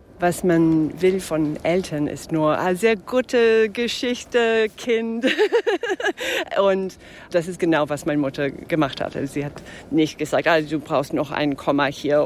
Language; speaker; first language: German; non-native, fluent; English